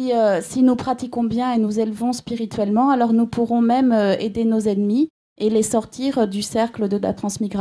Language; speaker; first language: French; native; French